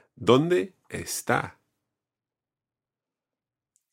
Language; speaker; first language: Spanish; non-native, fluent; English